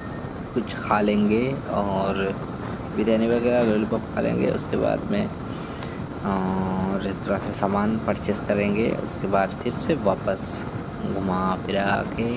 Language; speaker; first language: Hindi; non-native, local second language; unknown